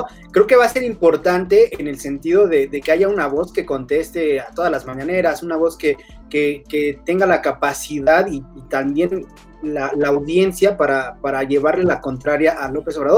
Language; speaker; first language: Spanish; native; Spanish